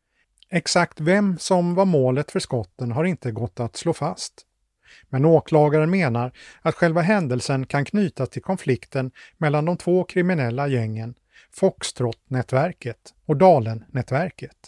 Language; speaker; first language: Swedish; native; Swedish